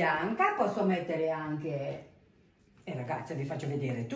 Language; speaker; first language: Italian; native; Italian